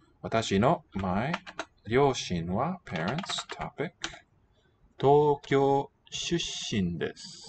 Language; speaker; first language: Japanese; non-native, learner; English